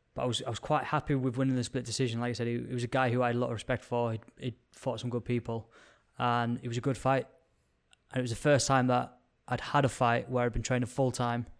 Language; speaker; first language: English; native; English